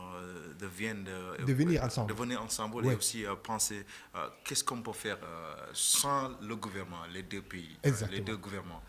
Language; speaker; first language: French; non-native, fluent; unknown